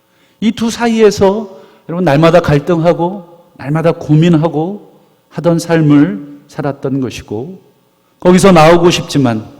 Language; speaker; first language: Korean; native; Korean